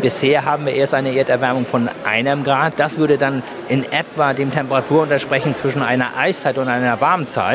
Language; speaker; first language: German; native; German